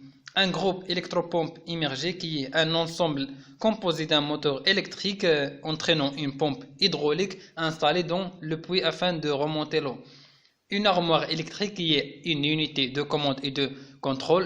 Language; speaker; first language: French; non-native, local second language; Arabic